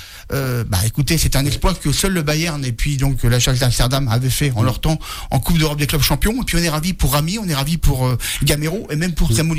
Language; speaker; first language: French; native; French